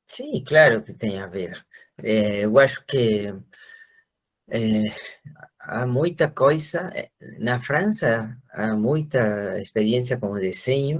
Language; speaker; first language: Portuguese; non-native, fluent; Spanish